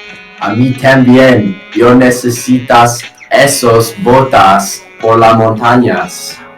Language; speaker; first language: Spanish; non-native, learner; English